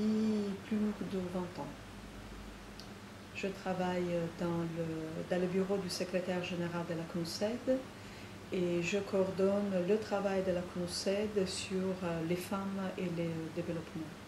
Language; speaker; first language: French; non-native, fluent; Italian